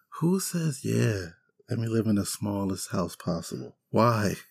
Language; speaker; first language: English; native; English